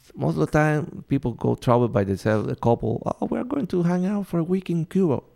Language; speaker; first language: English; non-native, learner; Spanish